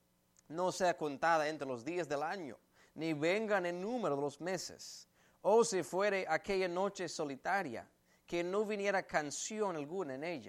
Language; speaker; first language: Spanish; native; Spanish